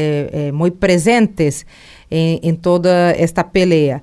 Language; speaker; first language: Spanish; non-native, learner; Portuguese